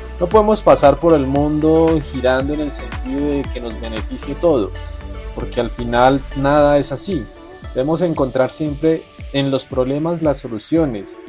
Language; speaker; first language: Spanish; native; Spanish